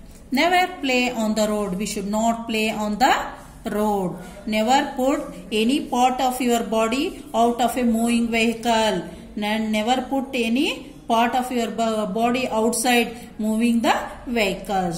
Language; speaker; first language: English; non-native, local second language; Kannada